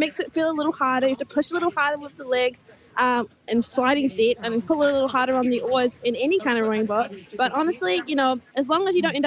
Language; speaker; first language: English; native; English